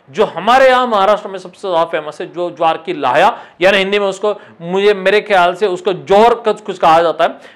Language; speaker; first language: Hindi; non-native, local second language; Marathi